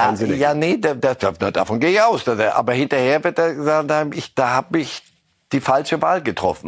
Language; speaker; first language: German; native; German